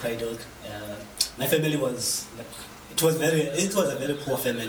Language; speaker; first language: English; non-native, local second language; Xhosa